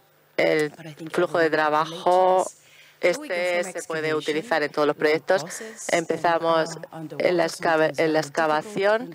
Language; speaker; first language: Spanish; non-native, fluent; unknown